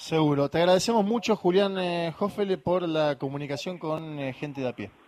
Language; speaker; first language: Spanish; native; Spanish